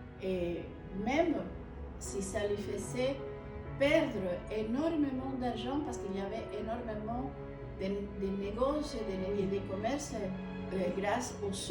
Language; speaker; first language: French; non-native, fluent; Spanish